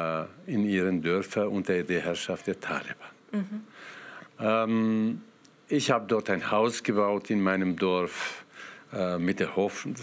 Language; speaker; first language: German; non-native, fluent; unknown